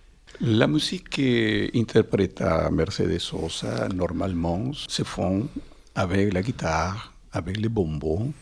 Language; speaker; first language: French; non-native, fluent; Spanish